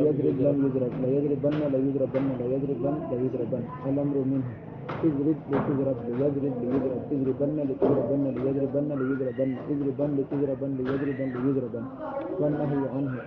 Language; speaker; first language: Arabic; non-native, learner; Urdu